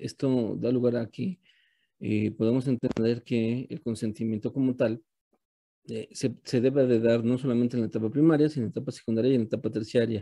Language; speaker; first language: Spanish; native; Spanish